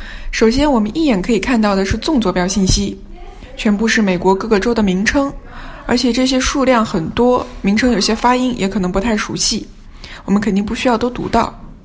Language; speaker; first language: Chinese; native; Chinese